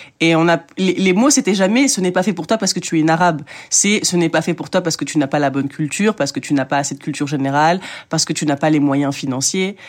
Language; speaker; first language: French; native; French